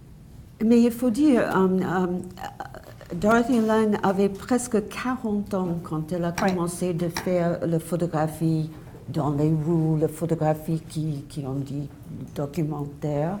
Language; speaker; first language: French; non-native, fluent; English